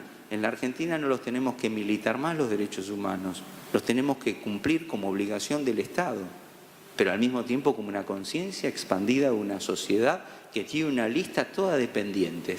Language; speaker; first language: Spanish; native; Spanish